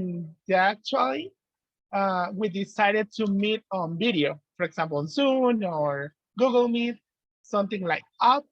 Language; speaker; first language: English; non-native, learner; Spanish